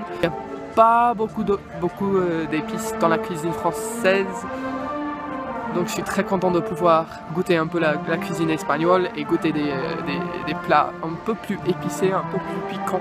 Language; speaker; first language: French; non-native, fluent; English